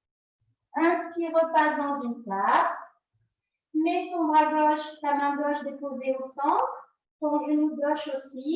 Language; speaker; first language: French; native; French